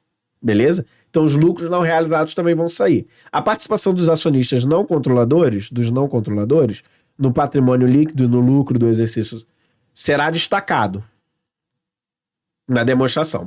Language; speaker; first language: Portuguese; native; Portuguese